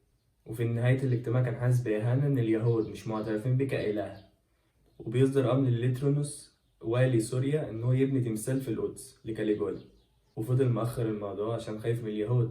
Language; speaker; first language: Arabic; native; Arabic